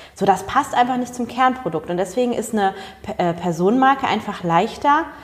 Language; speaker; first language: German; native; German